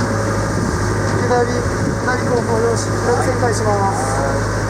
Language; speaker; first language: Japanese; native; Japanese